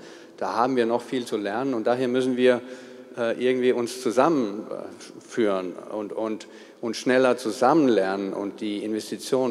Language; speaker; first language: German; non-native, fluent; Danish